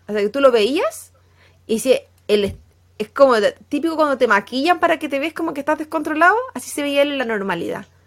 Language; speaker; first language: Spanish; native; Spanish